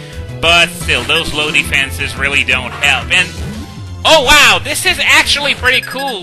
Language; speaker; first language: English; native; English